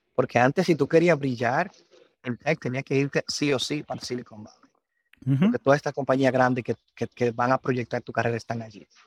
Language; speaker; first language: Spanish; native; Spanish